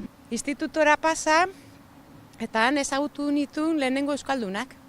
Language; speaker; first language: Basque; non-native, local second language; Spanish